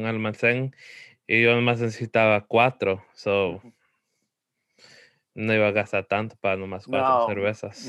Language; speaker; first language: Spanish; early bilingual, heritage; Spanish